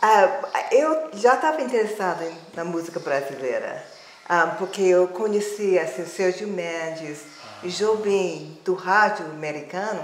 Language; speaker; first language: Portuguese; non-native, fluent; English